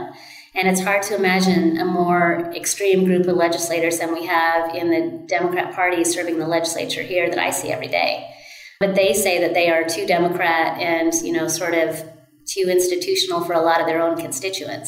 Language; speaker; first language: English; native; English